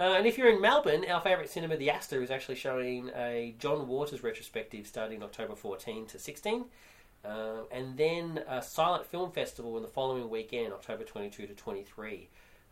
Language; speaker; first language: English; native; English